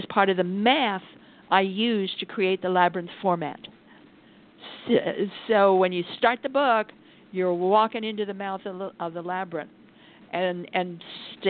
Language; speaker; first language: English; native; English